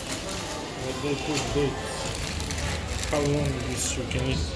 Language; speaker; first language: English; non-native, learner; Serbian